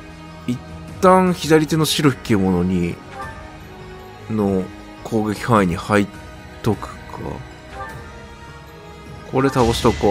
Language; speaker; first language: Japanese; native; Japanese